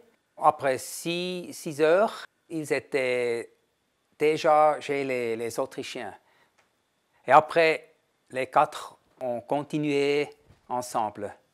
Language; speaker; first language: French; non-native, fluent; German